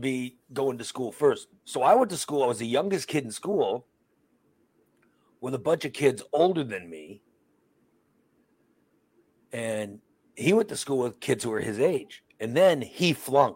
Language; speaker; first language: English; early bilingual, other home language; Spanish